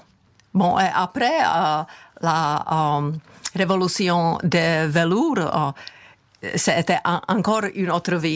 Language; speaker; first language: French; non-native, fluent; Czech